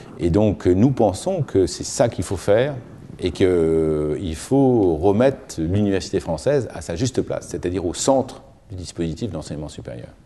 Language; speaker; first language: French; native; French